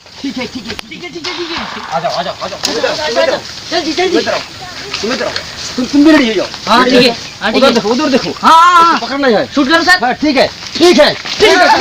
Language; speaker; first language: Hindi; non-native, local second language; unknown